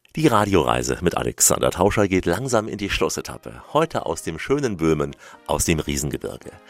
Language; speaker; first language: German; native; German